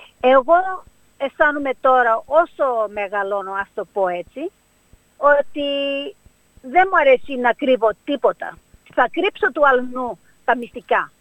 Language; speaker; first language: Greek; early bilingual, heritage; Greek